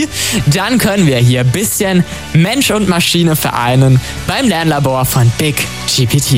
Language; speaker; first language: German; native; German